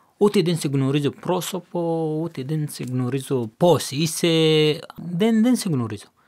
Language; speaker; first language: Greek; non-native, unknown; Persian